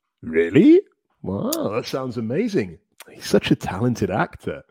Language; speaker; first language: English; native; English